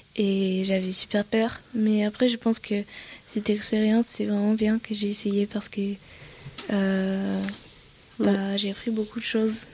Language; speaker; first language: French; non-native, learner; Russian